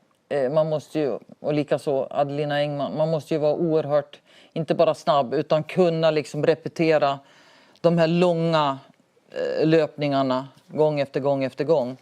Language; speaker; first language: Swedish; native; Swedish